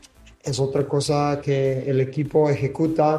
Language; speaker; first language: Spanish; non-native, fluent; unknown